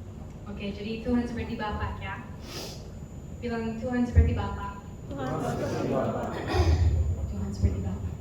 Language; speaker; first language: Indonesian; non-native, fluent; English